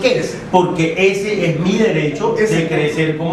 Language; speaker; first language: Spanish; native; Spanish